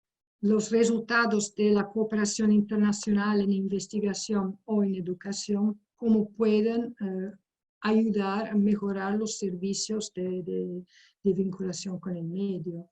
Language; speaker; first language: Spanish; non-native, fluent; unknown